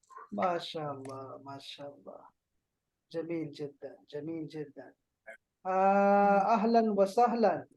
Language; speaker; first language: Arabic; non-native, fluent; Urdu